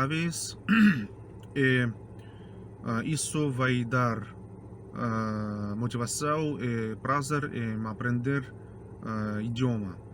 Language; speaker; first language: Portuguese; non-native, fluent; Russian